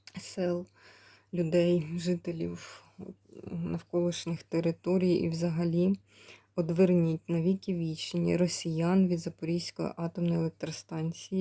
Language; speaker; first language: Ukrainian; native; Ukrainian